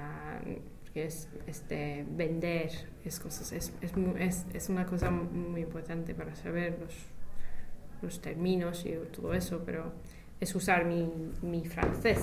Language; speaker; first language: Spanish; non-native, fluent; English